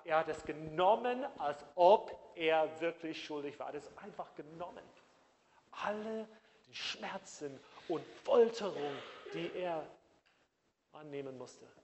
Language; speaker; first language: German; non-native, fluent; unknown